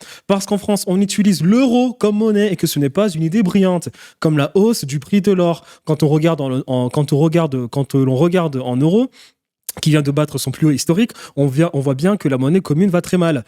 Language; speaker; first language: French; native; French